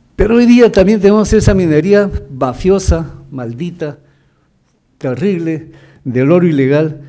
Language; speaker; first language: Spanish; native; Spanish